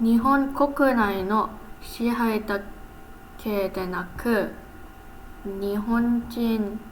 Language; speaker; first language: Japanese; non-native, learner; English